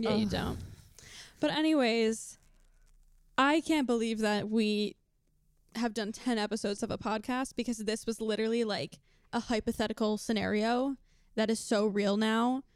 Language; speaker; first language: English; native; English